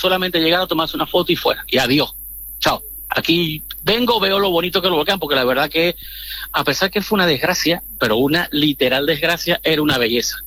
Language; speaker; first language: Spanish; native; Spanish